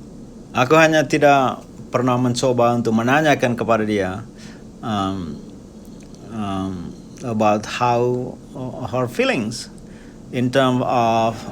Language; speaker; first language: Indonesian; non-native, local second language; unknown